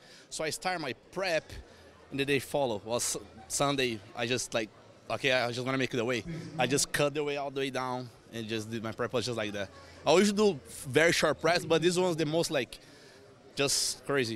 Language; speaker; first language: English; non-native, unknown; Portuguese